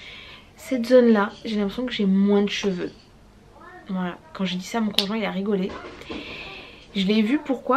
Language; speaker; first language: French; native; French